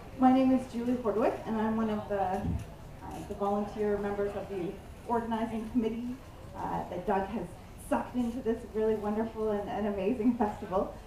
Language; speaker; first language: English; native; English